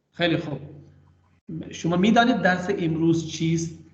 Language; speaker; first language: Persian; non-native, fluent; Urdu